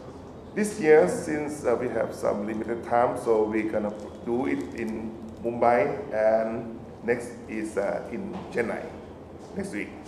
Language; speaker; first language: English; non-native, fluent; Thai